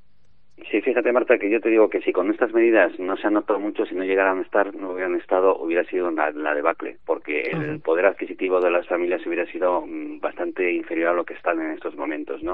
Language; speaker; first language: Spanish; native; Spanish